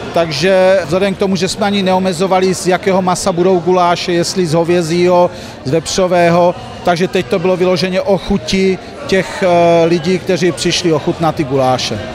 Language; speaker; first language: Czech; native; Czech